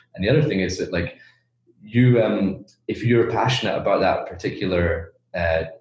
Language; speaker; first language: English; native; English